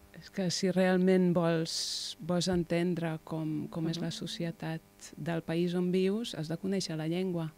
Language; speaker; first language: Catalan; non-native, fluent; Hungarian